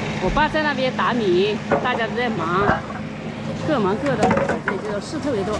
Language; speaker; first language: Chinese; non-native, local second language; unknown